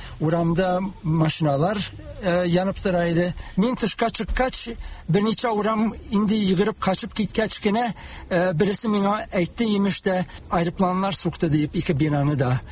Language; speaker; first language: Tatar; early bilingual, heritage; Tatar